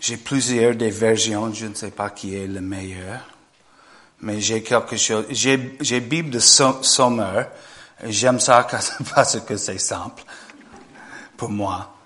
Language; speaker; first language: French; non-native, fluent; English